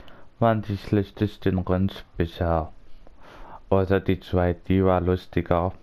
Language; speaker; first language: German; native; German